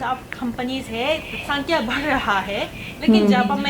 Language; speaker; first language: Hindi; non-native, fluent; Japanese